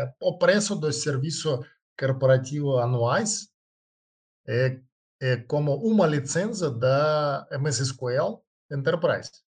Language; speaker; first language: Portuguese; non-native, learner; Russian